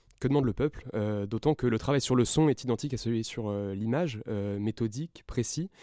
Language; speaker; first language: French; native; French